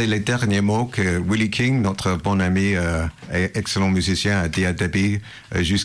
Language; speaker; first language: French; non-native, learner; English